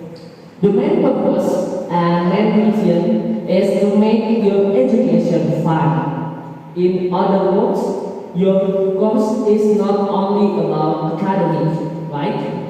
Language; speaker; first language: English; non-native, learner; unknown